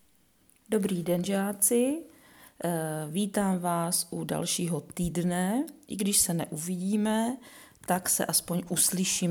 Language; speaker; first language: Czech; native; Czech